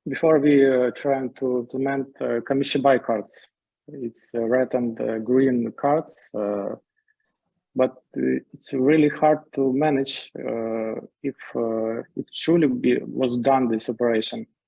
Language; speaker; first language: English; non-native, learner; Ukrainian